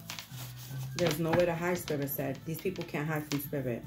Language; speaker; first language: English; native; English